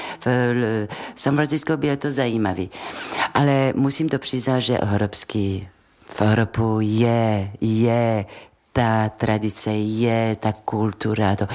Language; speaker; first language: Czech; non-native, fluent; French